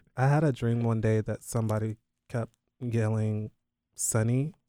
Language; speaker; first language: English; native; English